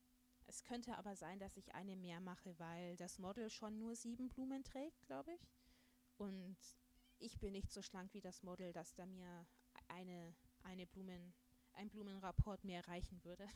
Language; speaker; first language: German; native; German